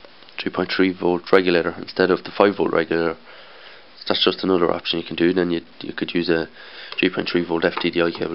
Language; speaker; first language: English; native; English